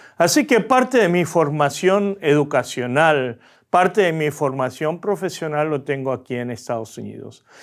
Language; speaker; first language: Spanish; early bilingual, other home language; Korean